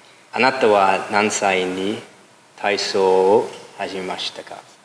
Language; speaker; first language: Japanese; non-native, learner; English